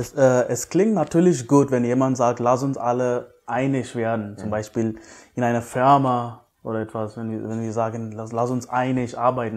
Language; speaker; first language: German; non-native, fluent; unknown